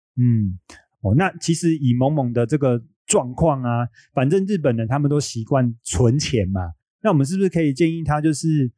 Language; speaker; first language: Chinese; native; Chinese